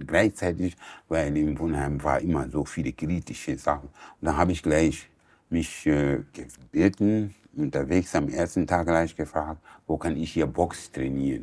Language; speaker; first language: German; non-native, learner; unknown